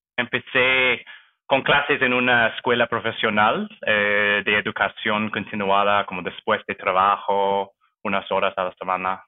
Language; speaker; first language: Spanish; non-native, fluent; English